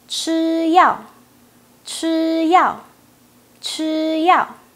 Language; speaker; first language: Chinese; non-native, fluent; Indonesian